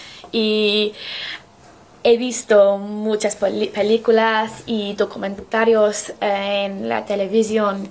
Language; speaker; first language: Spanish; non-native, learner; English